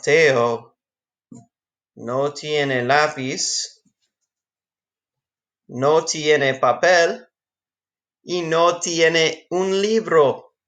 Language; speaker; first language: Spanish; non-native, fluent; English